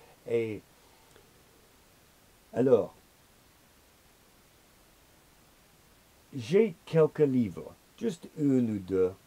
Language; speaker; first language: French; non-native, learner; English